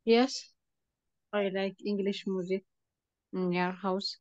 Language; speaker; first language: English; non-native, learner; Tigrinya